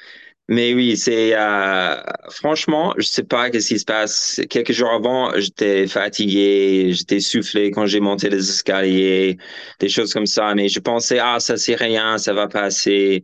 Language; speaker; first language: French; non-native, fluent; English